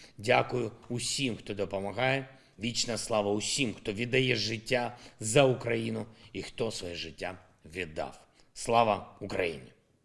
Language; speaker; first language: Ukrainian; non-native, local second language; Russian